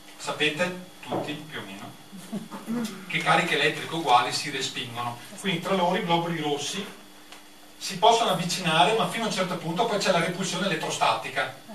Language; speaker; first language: Italian; native; Italian